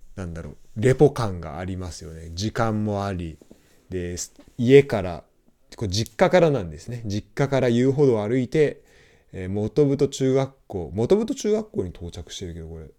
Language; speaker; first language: Japanese; native; Japanese